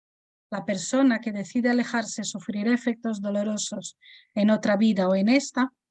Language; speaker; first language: Spanish; native; Spanish